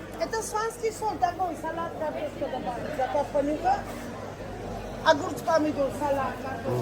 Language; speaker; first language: Russian; non-native, local second language; Georgian